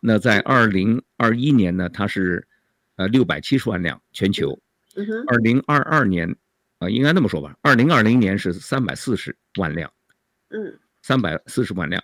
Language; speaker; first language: Chinese; native; Chinese